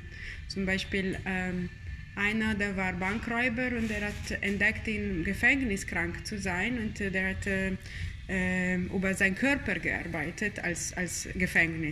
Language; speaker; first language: German; non-native, fluent; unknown